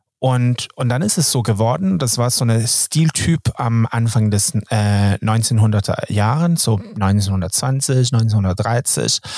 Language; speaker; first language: German; non-native, fluent; Swedish